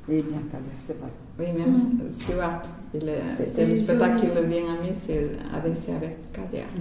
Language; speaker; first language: French; non-native, learner; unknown